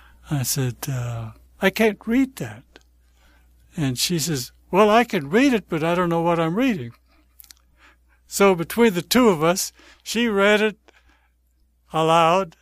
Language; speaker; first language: English; early bilingual, other home language; German